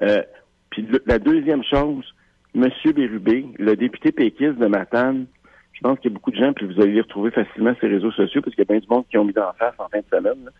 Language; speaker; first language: French; native; French